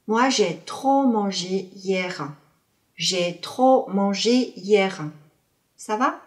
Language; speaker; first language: French; non-native, fluent; Chinese